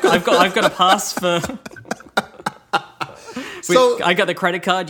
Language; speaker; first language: English; native; English